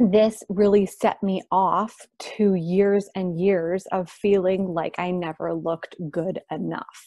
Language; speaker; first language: English; native; English